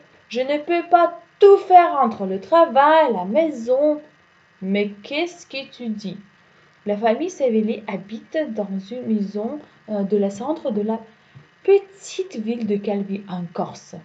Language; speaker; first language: French; non-native, fluent; Uzbek